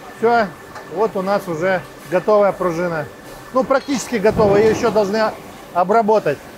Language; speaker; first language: Russian; native; Russian